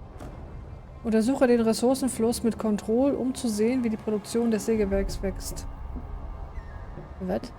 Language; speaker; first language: German; native; German